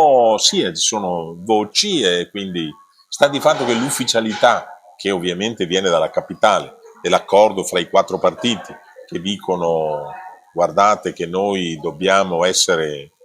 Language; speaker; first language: Italian; native; Italian